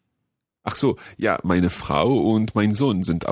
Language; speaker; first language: German; non-native, learner; English